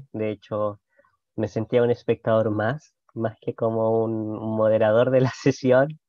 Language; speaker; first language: Spanish; native; Spanish